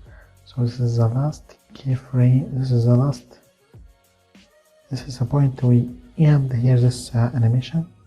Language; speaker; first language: English; non-native, fluent; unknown